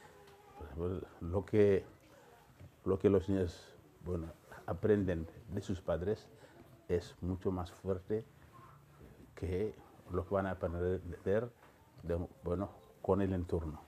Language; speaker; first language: Spanish; non-native, fluent; Wolof